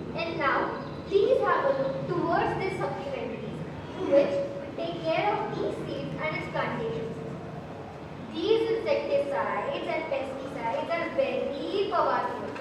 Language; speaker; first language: English; non-native, local second language; Marathi